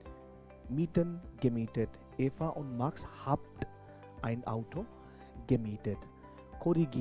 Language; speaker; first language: German; non-native, fluent; Hindi